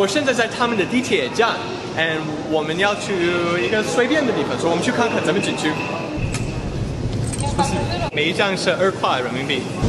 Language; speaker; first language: Chinese; non-native, fluent; English